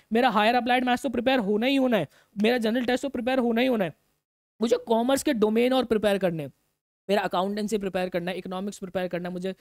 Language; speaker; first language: Hindi; native; Hindi